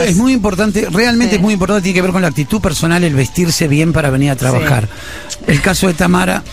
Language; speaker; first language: Spanish; native; Spanish